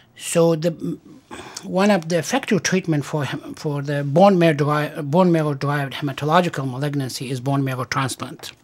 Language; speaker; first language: English; non-native, fluent; Pashto